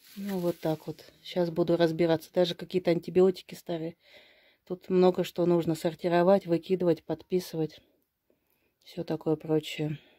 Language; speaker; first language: Russian; native; Russian